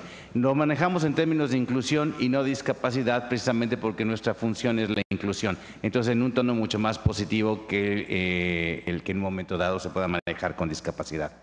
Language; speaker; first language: Spanish; native; Spanish